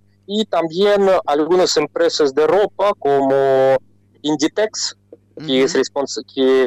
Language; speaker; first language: Spanish; non-native, fluent; Russian